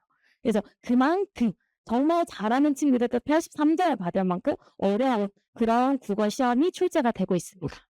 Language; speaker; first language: Korean; native; Korean